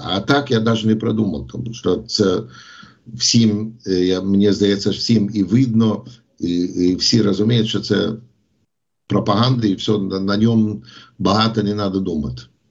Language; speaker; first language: Ukrainian; non-native, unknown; English